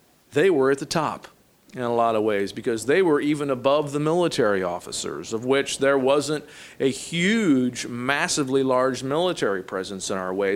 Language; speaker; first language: English; native; English